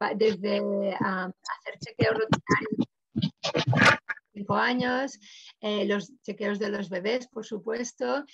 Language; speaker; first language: Spanish; native; Spanish